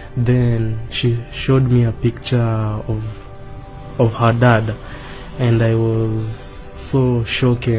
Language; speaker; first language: English; non-native, local second language; Kikuyu